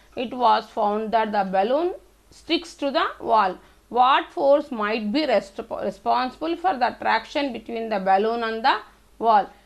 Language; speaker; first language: English; non-native, local second language; Telugu